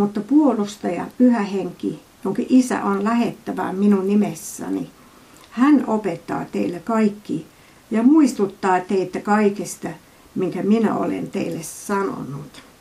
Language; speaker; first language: Finnish; non-native, fluent; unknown